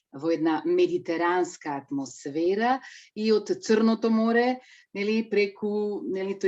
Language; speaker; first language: Macedonian; native; Macedonian